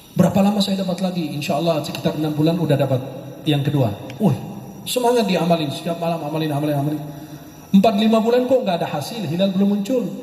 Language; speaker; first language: Indonesian; non-native, fluent; Arabic